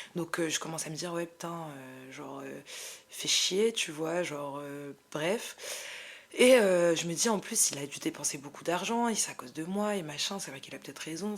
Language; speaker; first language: French; non-native, local second language; Arabic